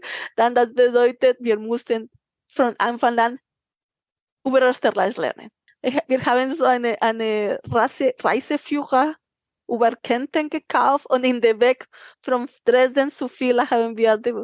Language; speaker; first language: German; non-native, fluent; Spanish